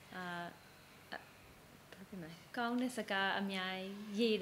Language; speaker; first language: Burmese; non-native, learner; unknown